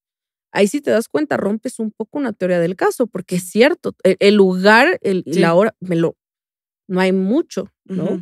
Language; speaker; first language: Spanish; native; Spanish